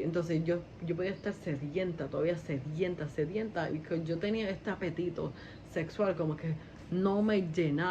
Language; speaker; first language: Spanish; early bilingual, heritage; Spanish